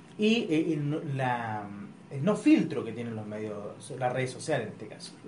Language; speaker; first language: Spanish; native; Spanish